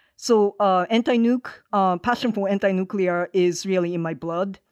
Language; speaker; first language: English; non-native, fluent; Japanese